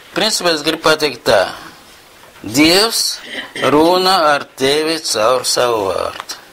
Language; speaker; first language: Latvian; non-native, local second language; Russian